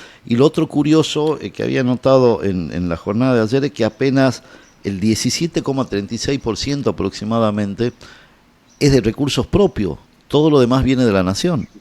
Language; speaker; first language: Spanish; native; Spanish